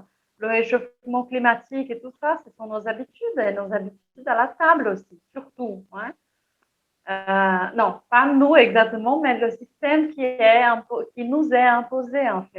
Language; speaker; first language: French; non-native, fluent; Portuguese